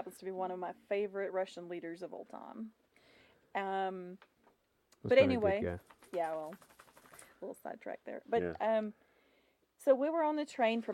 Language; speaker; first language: English; non-native, fluent; Russian